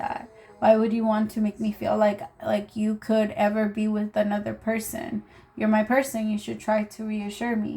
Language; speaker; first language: English; native; English